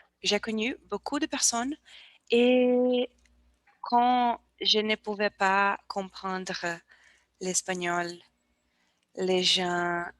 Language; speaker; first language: French; non-native, learner; Portuguese